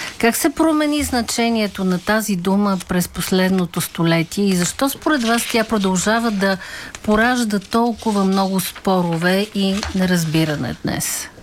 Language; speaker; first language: Bulgarian; native; Bulgarian